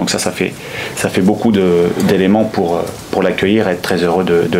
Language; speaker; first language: French; native; French